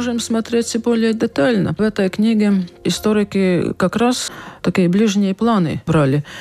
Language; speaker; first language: Russian; non-native, local second language; Latvian